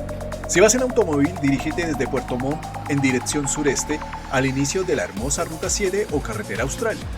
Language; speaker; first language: Spanish; native; Spanish